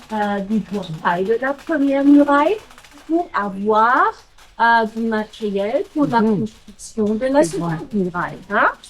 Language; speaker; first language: French; non-native, fluent; German